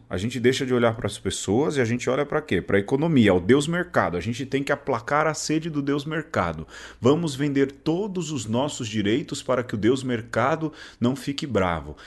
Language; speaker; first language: Portuguese; native; Portuguese